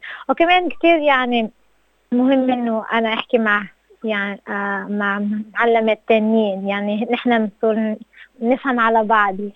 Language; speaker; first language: Arabic; early bilingual, heritage; Arabic